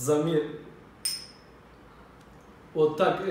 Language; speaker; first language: Russian; non-native, learner; Turkish